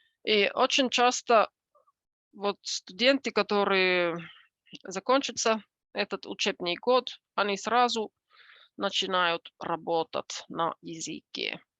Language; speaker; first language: Russian; non-native, fluent; Finnish